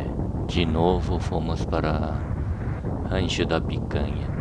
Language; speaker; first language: Portuguese; non-native, fluent; Korean